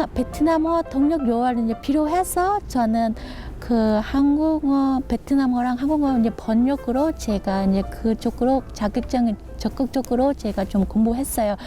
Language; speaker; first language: Korean; non-native, learner; Vietnamese